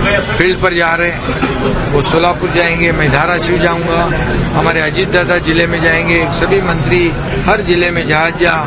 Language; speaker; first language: Hindi; non-native, local second language; Marathi